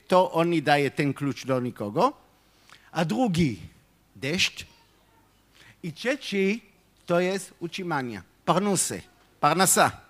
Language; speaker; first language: Polish; non-native, fluent; Hebrew